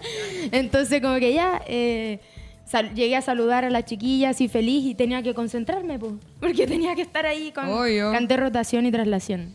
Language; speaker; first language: Spanish; native; Spanish